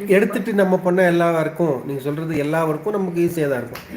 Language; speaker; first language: Tamil; non-native, local second language; Telugu